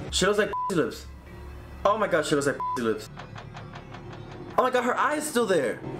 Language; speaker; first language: English; native; English